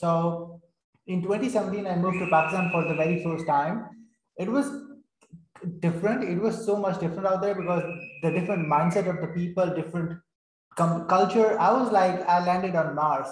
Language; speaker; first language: English; non-native, fluent; Urdu